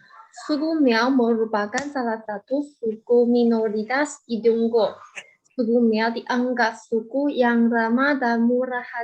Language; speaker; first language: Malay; non-native, fluent; Chinese